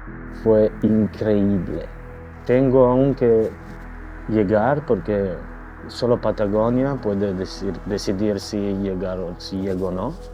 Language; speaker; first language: Spanish; non-native, learner; Italian